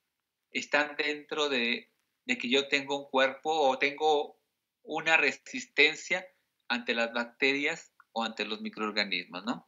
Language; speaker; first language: Spanish; native; Spanish